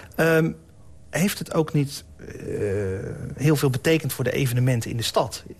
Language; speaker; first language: Dutch; native; Dutch